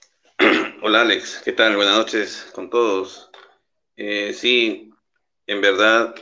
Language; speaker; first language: Spanish; native; Spanish